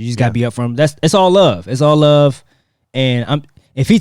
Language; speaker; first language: English; native; English